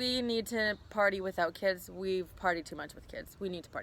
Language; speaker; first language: English; native; English